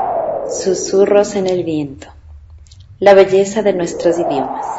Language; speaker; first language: Spanish; native; Spanish